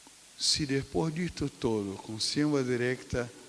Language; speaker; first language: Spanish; non-native, fluent; Portuguese